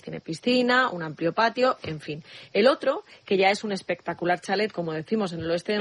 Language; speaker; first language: Spanish; native; Spanish